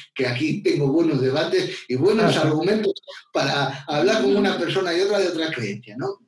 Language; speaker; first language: Spanish; native; Spanish